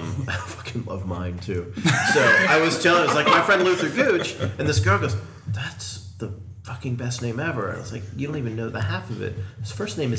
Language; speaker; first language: English; native; English